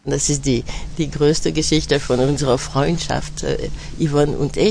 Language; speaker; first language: German; non-native, fluent; French